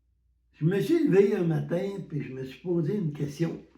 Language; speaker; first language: French; native; French